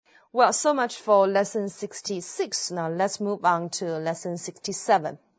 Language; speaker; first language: English; non-native, fluent; Chinese